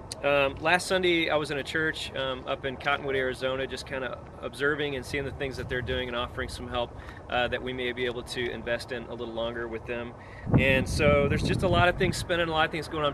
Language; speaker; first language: English; native; English